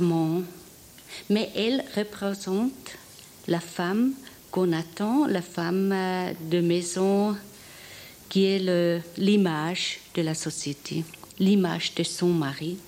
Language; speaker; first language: French; non-native, fluent; German